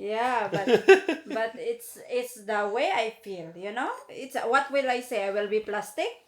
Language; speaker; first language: English; non-native, fluent; Filipino